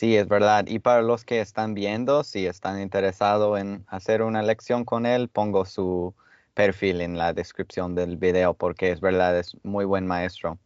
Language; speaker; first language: Spanish; non-native, fluent; English